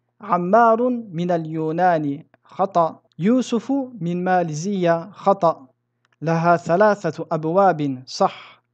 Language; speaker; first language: Arabic; non-native, fluent; French